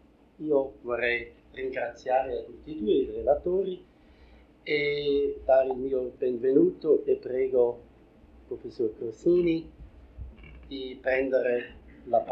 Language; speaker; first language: Italian; non-native, fluent; German